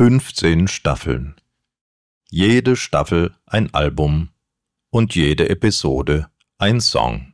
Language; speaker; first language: German; native; German